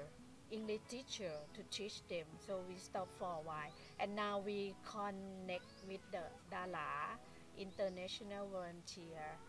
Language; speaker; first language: English; non-native, fluent; Thai